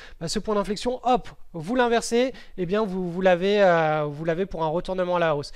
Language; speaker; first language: French; native; French